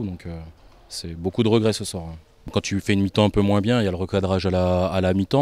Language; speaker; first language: French; native; French